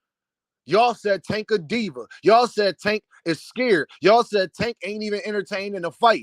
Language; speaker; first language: English; native; English